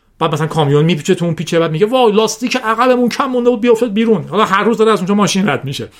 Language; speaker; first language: Persian; non-native, local second language; Azerbaijani